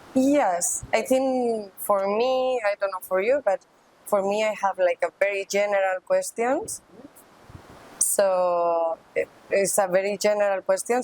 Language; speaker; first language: English; non-native, learner; Spanish